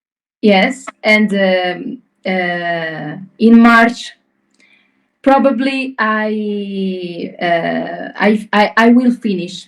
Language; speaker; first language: English; non-native, learner; Italian